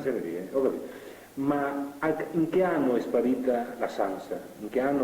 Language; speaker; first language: Italian; native; Italian